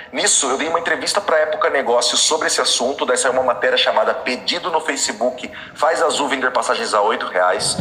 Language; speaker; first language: Portuguese; native; Portuguese